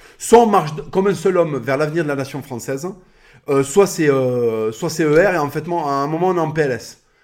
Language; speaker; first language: French; native; French